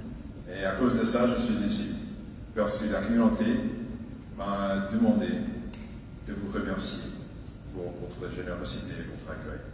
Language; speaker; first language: French; non-native, fluent; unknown